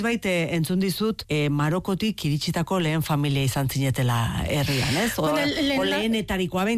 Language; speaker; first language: Basque; native; Basque